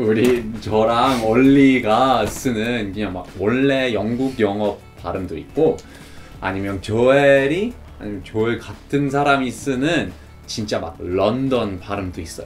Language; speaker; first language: Korean; non-native, fluent; English